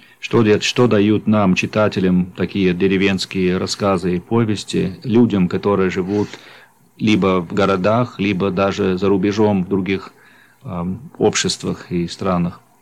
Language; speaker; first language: Russian; non-native, fluent; English